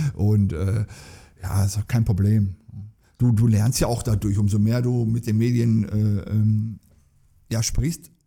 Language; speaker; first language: German; native; German